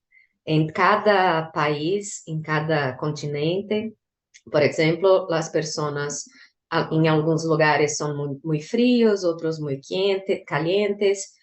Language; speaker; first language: Spanish; non-native, learner; Portuguese